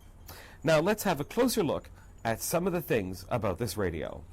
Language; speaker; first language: English; native; English